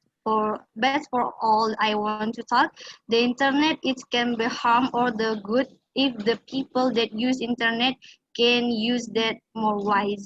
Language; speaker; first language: English; non-native, learner; Indonesian